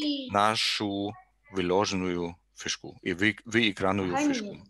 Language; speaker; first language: Russian; non-native, learner; German